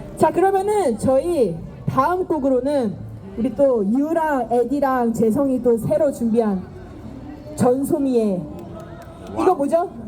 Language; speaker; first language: Korean; native; Korean